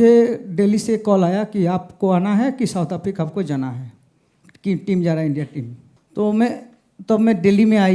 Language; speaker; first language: Hindi; non-native, local second language; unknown